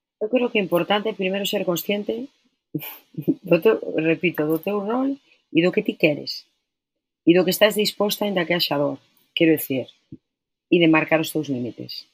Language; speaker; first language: Galician; non-native, local second language; Spanish